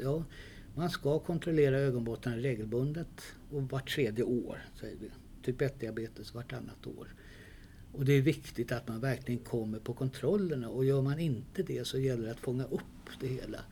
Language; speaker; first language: Swedish; native; Swedish